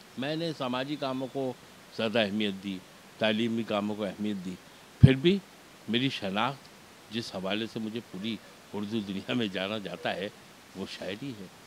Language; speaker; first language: Urdu; native; Urdu